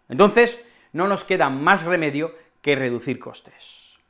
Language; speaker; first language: Spanish; native; Spanish